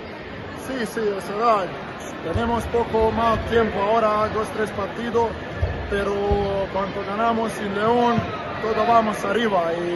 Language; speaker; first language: Spanish; non-native, learner; Croatian